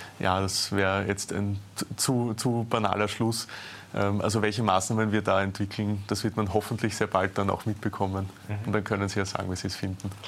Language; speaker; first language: German; native; German